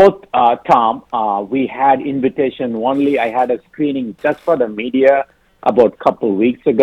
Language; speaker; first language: English; non-native, local second language; Tamil